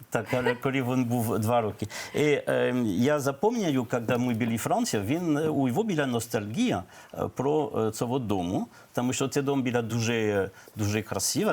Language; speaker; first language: Ukrainian; non-native, learner; French